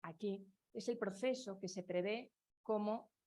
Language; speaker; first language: Spanish; non-native, local second language; Galician